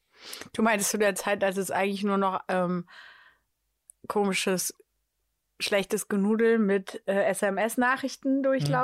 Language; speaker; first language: German; native; German